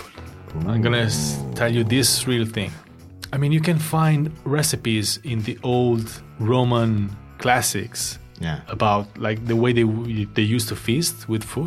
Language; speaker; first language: English; non-native, fluent; Italian